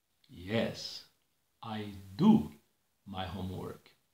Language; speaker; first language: English; non-native, fluent; Portuguese